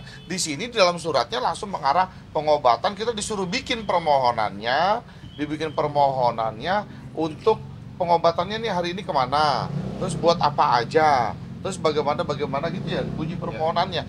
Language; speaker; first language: Indonesian; native; Indonesian